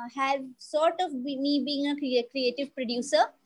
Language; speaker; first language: English; non-native, local second language; Marathi